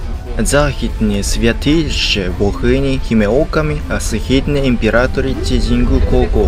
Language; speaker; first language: Ukrainian; non-native, fluent; Japanese